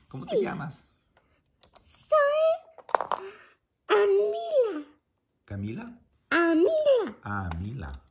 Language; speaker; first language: Spanish; early bilingual, heritage; Spanish